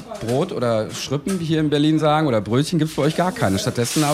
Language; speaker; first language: German; native; German